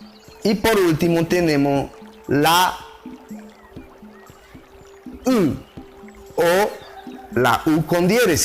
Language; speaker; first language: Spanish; non-native, local second language; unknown